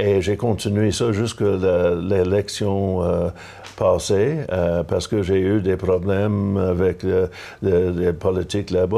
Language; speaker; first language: French; non-native, local second language; English